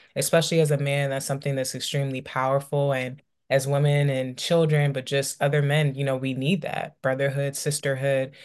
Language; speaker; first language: English; native; English